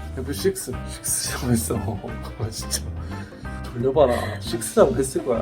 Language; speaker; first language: Korean; non-native, fluent; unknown